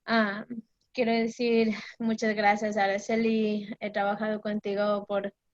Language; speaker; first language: Spanish; non-native, fluent; English